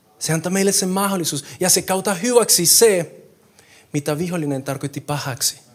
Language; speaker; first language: Finnish; non-native, fluent; Spanish